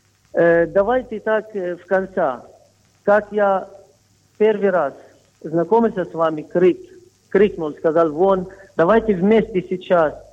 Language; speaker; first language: Russian; non-native, fluent; Arabic